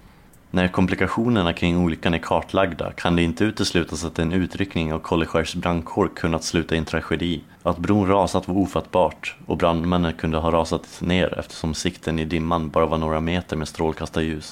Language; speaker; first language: Swedish; native; Swedish